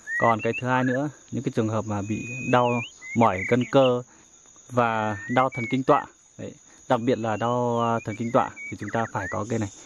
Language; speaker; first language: Vietnamese; non-native, local second language; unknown